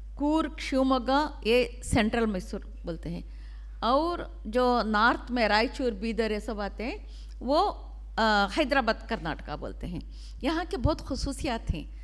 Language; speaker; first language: Hindi; non-native, local second language; Urdu